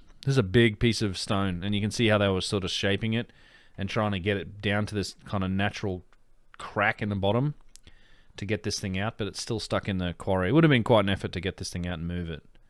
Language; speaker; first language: English; native; English